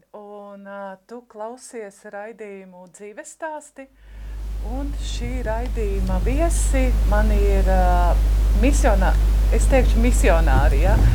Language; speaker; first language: Latvian; native; Latvian